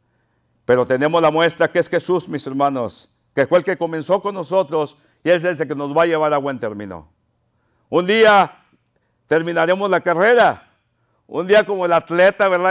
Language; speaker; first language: Spanish; native; Spanish